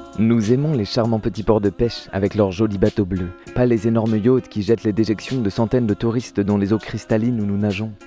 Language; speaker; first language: French; native; French